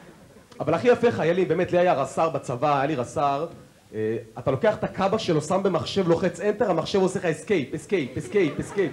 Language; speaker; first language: Hebrew; native; Hebrew